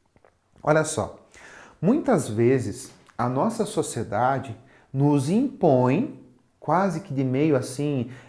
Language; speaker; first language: Portuguese; native; Portuguese